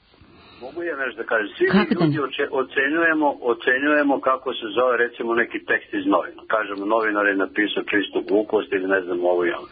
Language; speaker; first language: Serbian; native; Serbian